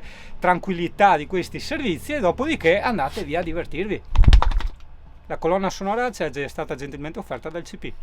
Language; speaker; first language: Italian; native; Italian